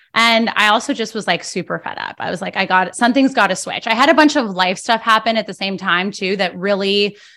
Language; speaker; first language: English; early bilingual, other home language; Spanish